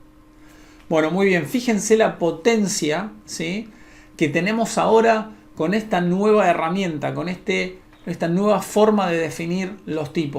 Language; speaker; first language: Spanish; native; Spanish